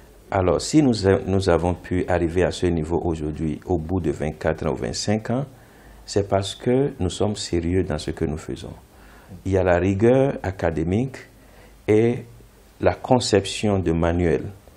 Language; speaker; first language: French; non-native, local second language; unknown